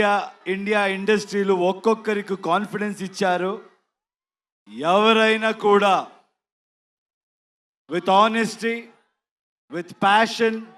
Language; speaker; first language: Telugu; non-native, learner; Kannada